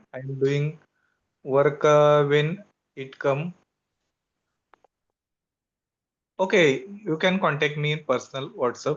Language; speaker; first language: English; non-native, learner; Hindi